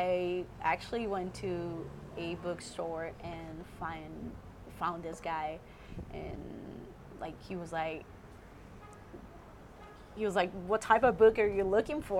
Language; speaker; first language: English; non-native, fluent; Spanish